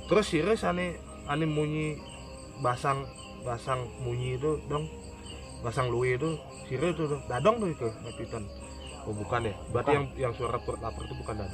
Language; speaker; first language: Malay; non-native, local second language; Balinese